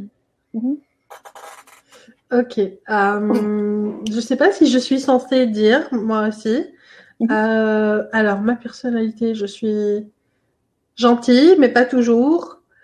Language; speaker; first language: French; non-native, local second language; Arabic